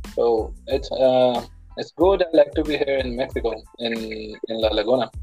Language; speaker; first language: English; non-native, local second language; Punjabi